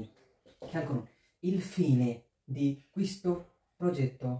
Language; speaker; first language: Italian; non-native, fluent; Bangla